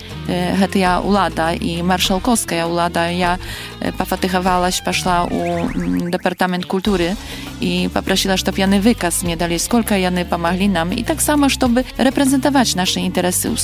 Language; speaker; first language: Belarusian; native; Belarusian